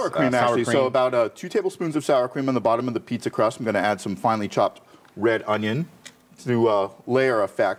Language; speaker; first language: English; native; English